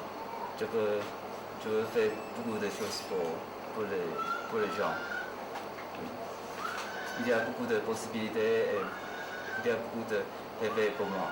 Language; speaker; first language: French; non-native, learner; Chinese